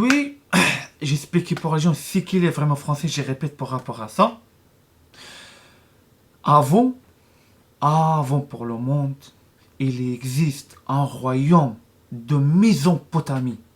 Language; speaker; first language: French; non-native, learner; Arabic